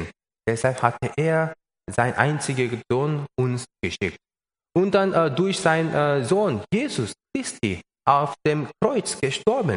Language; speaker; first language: German; non-native, learner; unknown